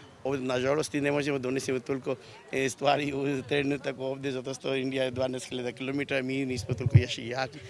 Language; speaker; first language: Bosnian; non-native, learner; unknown